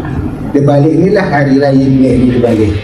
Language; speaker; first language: Indonesian; native; Indonesian